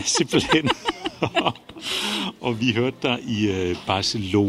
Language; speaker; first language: Danish; native; Danish